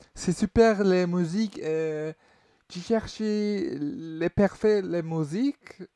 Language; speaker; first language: French; non-native, learner; German